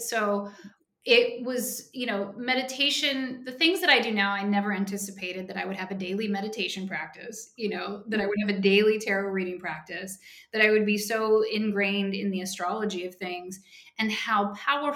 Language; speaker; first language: English; native; English